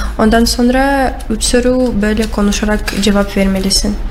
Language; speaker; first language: Turkish; non-native, learner; Russian